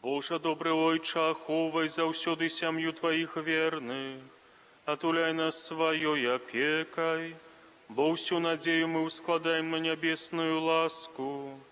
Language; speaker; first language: Belarusian; native; Belarusian